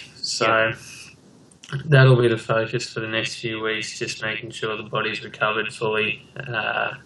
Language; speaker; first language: English; native; English